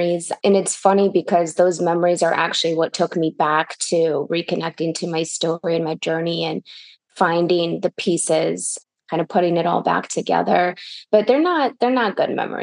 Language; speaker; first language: English; early bilingual, other home language; Russian